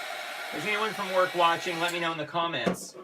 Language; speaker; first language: English; native; English